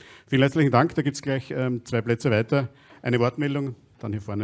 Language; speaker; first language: German; native; German